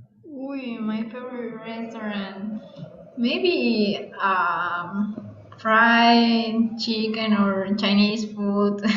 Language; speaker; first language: English; non-native, learner; Spanish